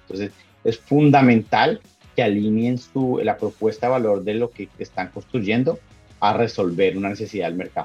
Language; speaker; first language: Spanish; native; Spanish